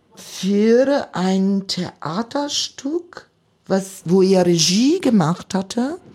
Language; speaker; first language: German; non-native, fluent; Italian